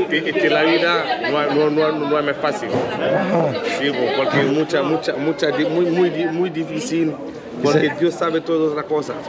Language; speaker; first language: Spanish; non-native, learner; Haitian Creole